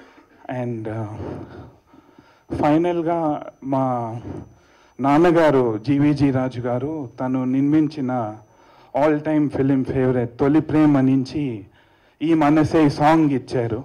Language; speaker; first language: Telugu; native; Telugu